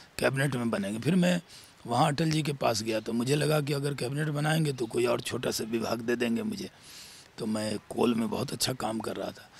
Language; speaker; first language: Hindi; native; Hindi